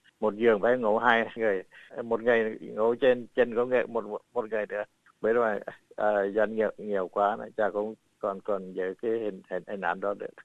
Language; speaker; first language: Vietnamese; early bilingual, heritage; Vietnamese